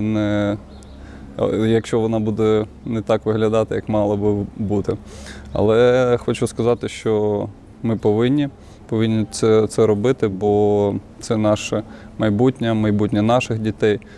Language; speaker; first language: Ukrainian; non-native, local second language; Russian